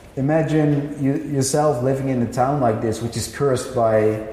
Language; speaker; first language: English; non-native, fluent; Dutch